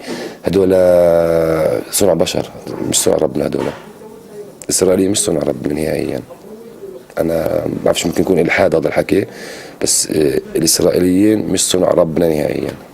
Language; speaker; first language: Arabic; native; Arabic